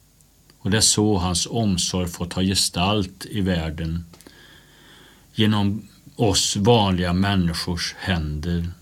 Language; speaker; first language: Swedish; native; Swedish